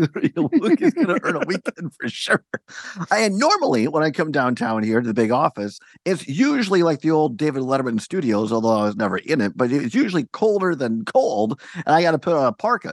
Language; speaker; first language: English; native; English